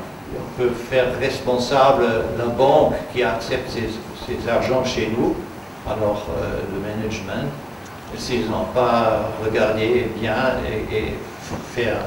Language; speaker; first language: French; non-native, fluent; German